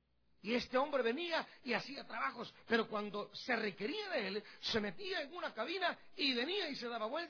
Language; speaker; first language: Spanish; native; Spanish